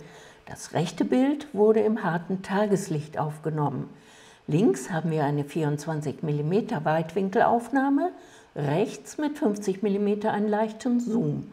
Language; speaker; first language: German; native; German